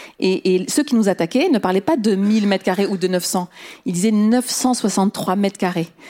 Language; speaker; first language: French; early bilingual, other home language; Riffian